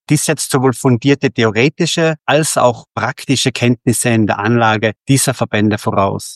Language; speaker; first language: German; native; German